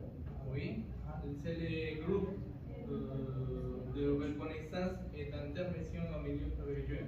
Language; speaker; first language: French; non-native, fluent; Spanish